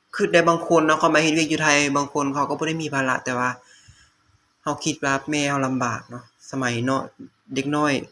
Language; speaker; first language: Lao; native; Lao